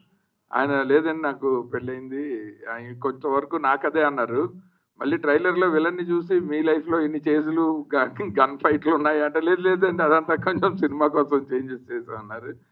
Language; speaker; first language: Telugu; native; Telugu